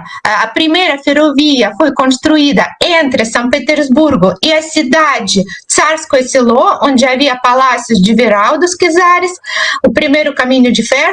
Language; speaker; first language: Portuguese; non-native, fluent; Russian